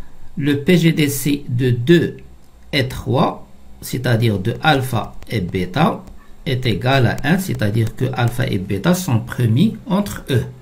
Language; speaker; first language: French; non-native, local second language; Arabic